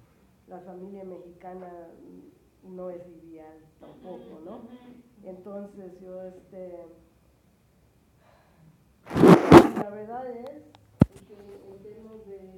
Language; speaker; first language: Spanish; early bilingual, heritage; English